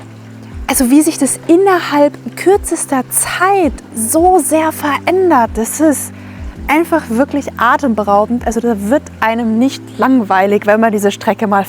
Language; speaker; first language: German; native; German